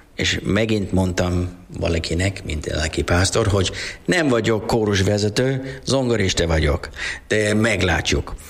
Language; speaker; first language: Hungarian; non-native, learner; English